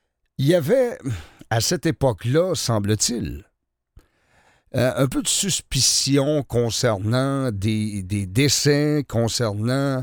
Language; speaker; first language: French; native; French